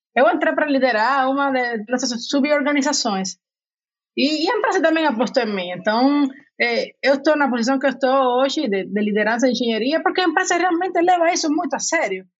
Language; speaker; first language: Portuguese; non-native, fluent; Spanish